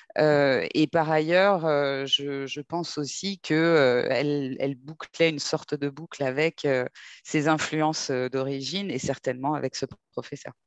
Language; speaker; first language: French; native; French